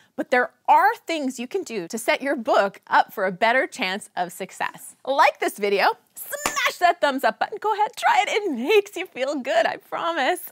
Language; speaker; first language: English; native; English